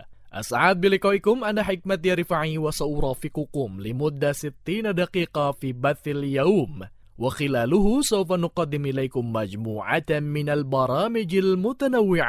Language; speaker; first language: Arabic; non-native, fluent; Indonesian